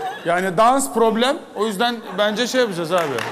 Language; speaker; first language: Turkish; native; Turkish